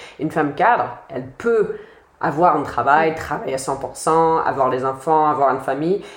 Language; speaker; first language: French; non-native, fluent; English